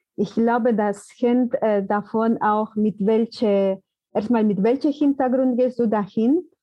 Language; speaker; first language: German; non-native, fluent; Spanish